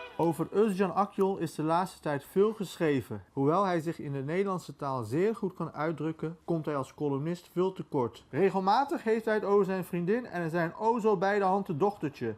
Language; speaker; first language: Dutch; early bilingual, other home language; Turkish